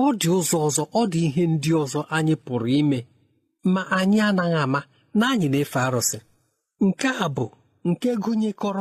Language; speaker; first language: Igbo; native; Igbo